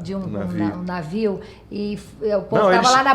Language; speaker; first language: Portuguese; native; Portuguese